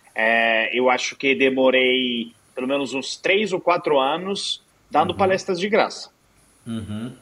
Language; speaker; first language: Portuguese; non-native, fluent; Italian